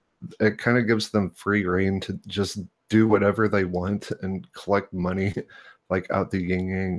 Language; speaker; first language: English; native; English